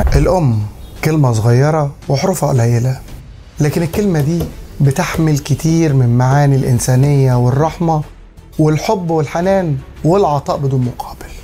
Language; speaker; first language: Arabic; native; Arabic